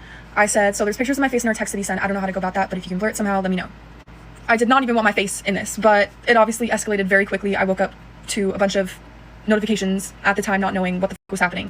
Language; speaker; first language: English; native; English